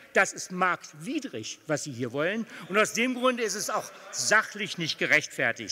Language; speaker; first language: German; native; German